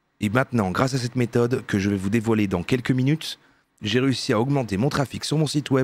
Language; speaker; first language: French; native; French